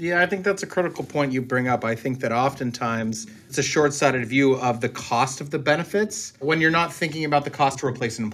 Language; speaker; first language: English; native; English